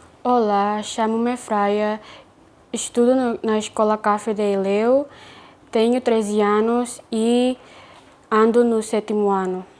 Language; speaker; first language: Portuguese; non-native, local second language; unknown